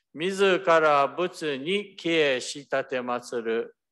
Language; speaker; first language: Japanese; early bilingual, other home language; English